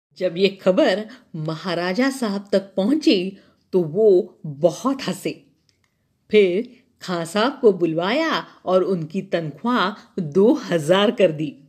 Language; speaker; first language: Hindi; non-native, local second language; Marathi